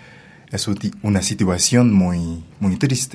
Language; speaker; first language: Spanish; non-native, fluent; Haitian Creole